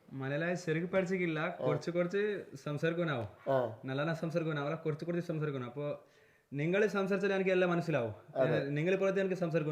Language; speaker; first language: Malayalam; non-native, local second language; Bangla